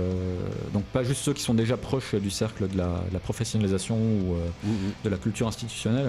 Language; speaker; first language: French; native; French